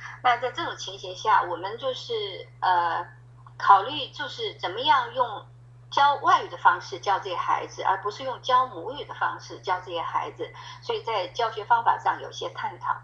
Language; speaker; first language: Chinese; native; Chinese